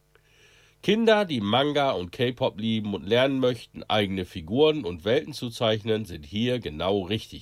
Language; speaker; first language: German; native; German